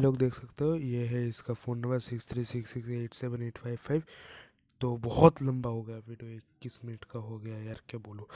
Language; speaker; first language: Hindi; non-native, local second language; Bangla